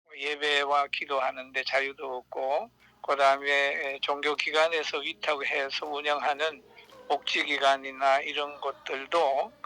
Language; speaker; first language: Korean; native; Korean